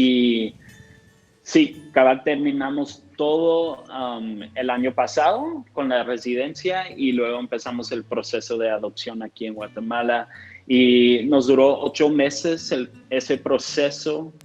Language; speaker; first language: Spanish; non-native, fluent; English